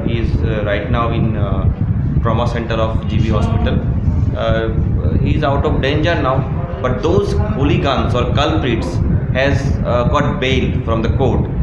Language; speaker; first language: English; non-native, local second language; Bangla